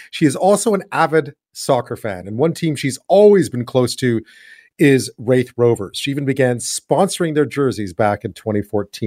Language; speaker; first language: English; native; English